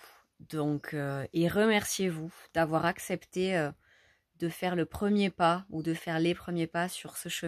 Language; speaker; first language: French; native; French